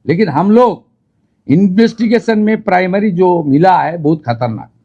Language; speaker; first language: Hindi; non-native, local second language; Bangla